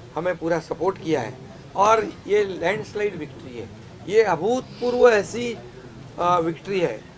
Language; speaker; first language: Hindi; non-native, local second language; Marathi